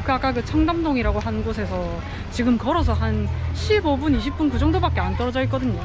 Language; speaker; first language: Korean; native; Korean